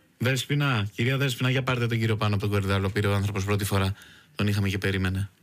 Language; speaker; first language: Greek; native; Greek